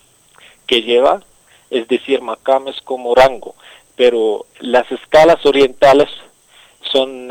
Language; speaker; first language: Spanish; non-native, local second language; Arabic